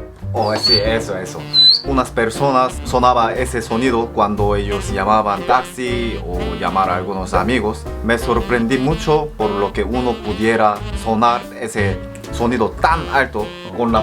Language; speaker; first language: Spanish; non-native, fluent; Korean